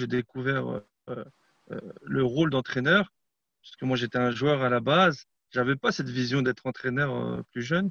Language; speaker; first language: French; non-native, fluent; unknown